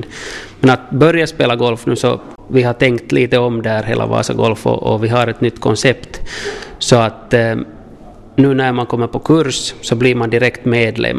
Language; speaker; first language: Swedish; native; Swedish